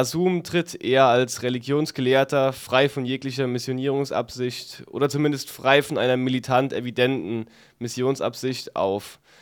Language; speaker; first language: German; native; German